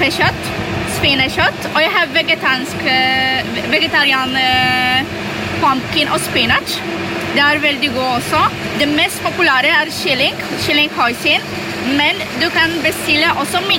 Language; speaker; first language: Norwegian; non-native, learner; Polish